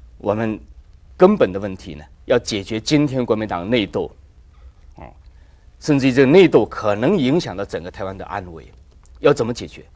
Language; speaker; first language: Chinese; non-native, local second language; Min Nan Chinese